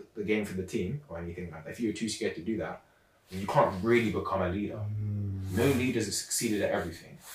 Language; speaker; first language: English; native; English